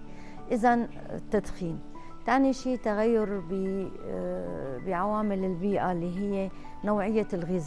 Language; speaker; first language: Arabic; native; Arabic